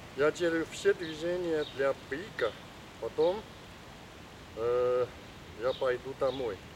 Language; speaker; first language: Russian; non-native, learner; Chinese